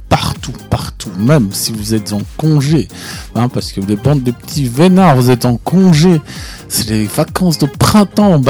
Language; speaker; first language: French; native; French